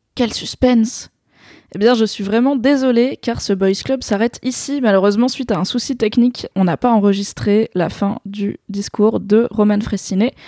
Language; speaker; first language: French; native; French